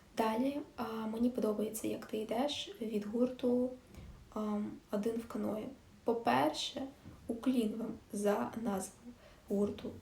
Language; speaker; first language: Ukrainian; non-native, local second language; Russian